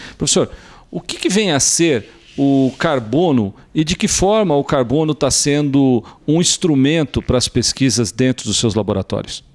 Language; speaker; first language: Portuguese; native; Portuguese